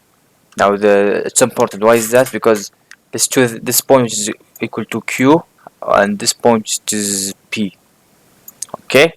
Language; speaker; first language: English; non-native, fluent; Arabic